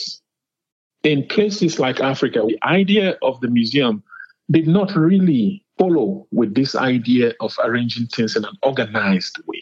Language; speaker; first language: English; non-native, local second language; Igbo